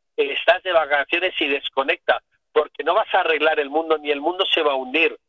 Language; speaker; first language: Spanish; native; Spanish